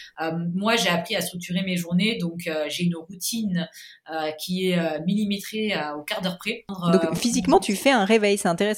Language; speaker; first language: French; native; French